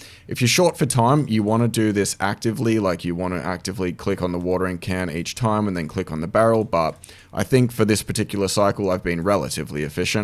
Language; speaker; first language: English; native; English